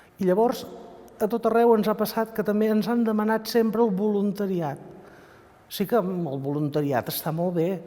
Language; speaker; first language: Catalan; native; Catalan